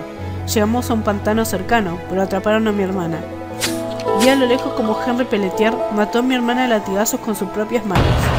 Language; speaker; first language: Spanish; native; Spanish